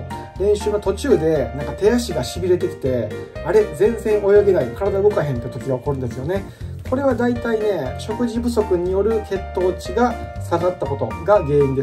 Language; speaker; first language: Japanese; native; Japanese